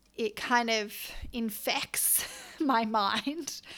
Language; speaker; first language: English; native; English